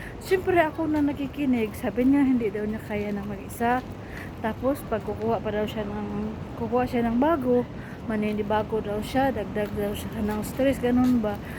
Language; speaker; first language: Filipino; non-native, local second language; Cebuano